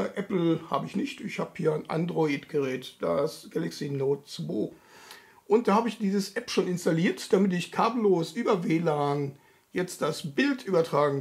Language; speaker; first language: German; native; German